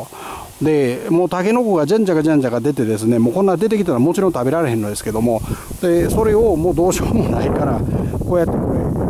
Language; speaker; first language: Japanese; native; Japanese